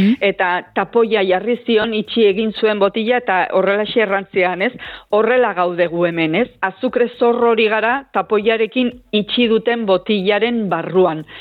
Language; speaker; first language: Basque; native; Basque